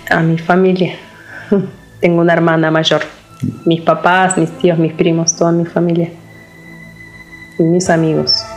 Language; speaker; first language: Spanish; non-native, fluent; Lithuanian